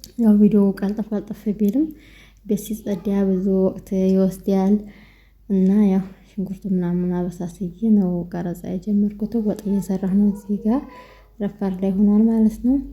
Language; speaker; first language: Amharic; native; Amharic